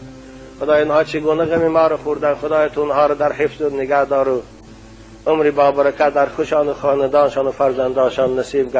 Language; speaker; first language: Persian; native; Persian